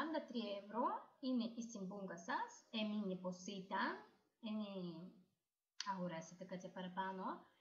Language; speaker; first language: Greek; non-native, learner; Russian